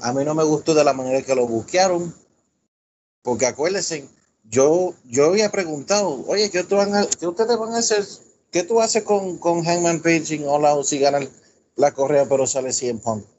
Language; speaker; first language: Spanish; early bilingual, heritage; Spanish